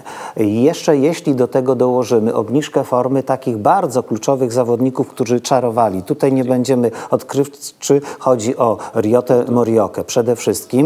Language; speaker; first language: Polish; native; Polish